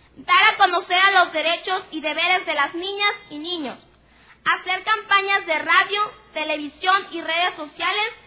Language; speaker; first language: Spanish; non-native, local second language; Nahuatl languages